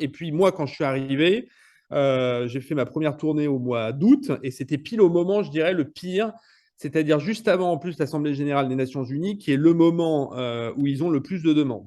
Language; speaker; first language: French; native; French